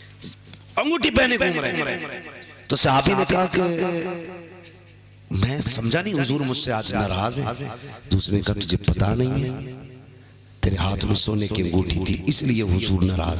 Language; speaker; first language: Hindi; native; Hindi